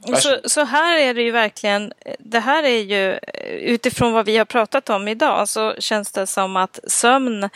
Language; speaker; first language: Swedish; native; Swedish